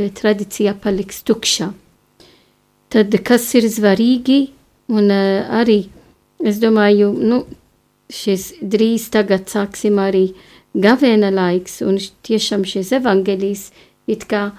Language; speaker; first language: Latvian; non-native, fluent; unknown